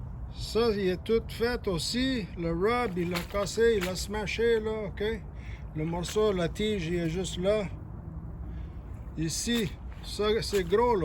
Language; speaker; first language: French; non-native, local second language; English